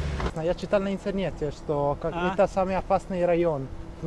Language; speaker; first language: Russian; non-native, learner; Italian